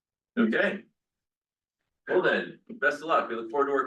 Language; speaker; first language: English; native; English